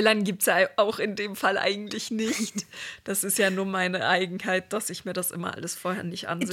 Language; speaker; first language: German; native; German